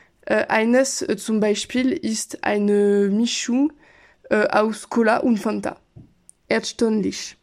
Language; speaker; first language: German; non-native, learner; French